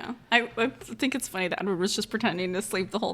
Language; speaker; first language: English; native; English